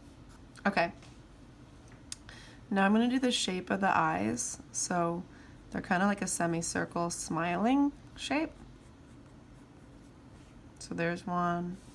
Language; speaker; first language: English; native; English